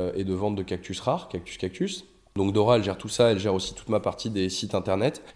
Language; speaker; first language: French; native; French